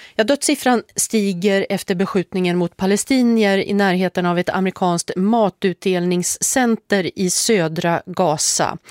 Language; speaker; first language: Swedish; native; Swedish